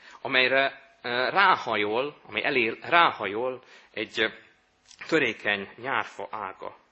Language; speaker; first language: Hungarian; native; Hungarian